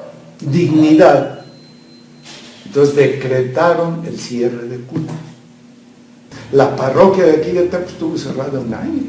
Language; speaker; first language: Spanish; native; Spanish